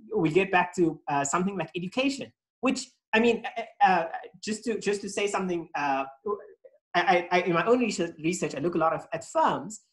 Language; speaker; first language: English; native; English